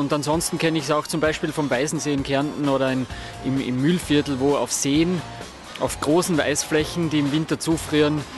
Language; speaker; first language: German; native; German